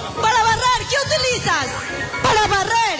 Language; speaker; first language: Spanish; native; Spanish